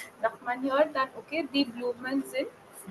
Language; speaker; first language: German; non-native, fluent; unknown